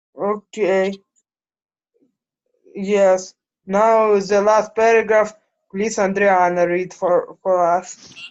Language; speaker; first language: English; non-native, learner; Ukrainian